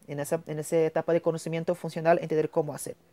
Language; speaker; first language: Spanish; non-native, fluent; Portuguese